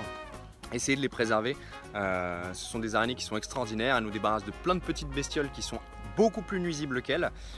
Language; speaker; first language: French; native; French